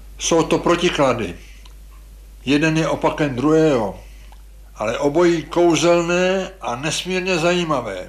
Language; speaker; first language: Czech; native; Czech